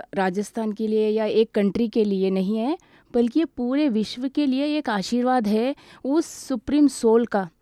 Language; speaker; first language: Hindi; native; Hindi